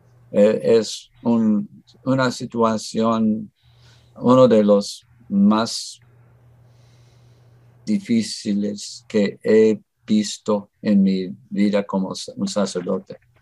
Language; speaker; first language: Spanish; non-native, fluent; English